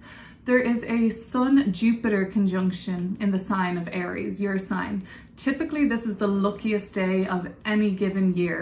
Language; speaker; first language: English; native; English